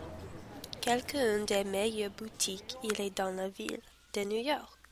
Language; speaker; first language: French; non-native, learner; English